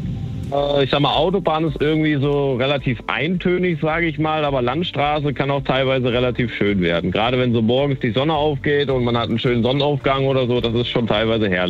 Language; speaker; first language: German; native; German